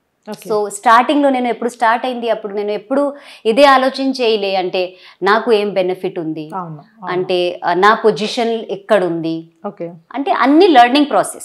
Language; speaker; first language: Telugu; non-native, local second language; Hindi